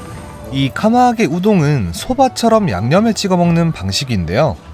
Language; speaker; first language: Korean; native; Korean